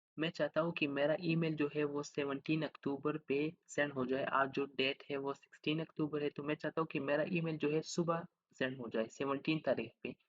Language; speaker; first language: Urdu; non-native, local second language; Pashto